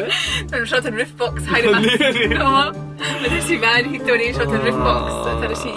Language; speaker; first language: Japanese; non-native, learner; English